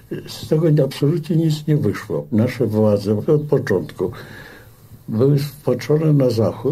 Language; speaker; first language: Polish; native; Polish